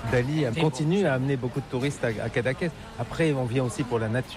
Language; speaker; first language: French; native; French